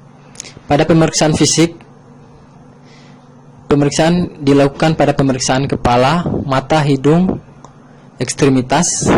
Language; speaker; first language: Indonesian; native; Indonesian